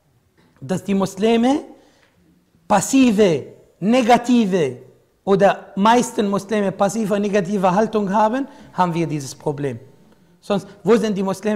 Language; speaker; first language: German; non-native, fluent; Arabic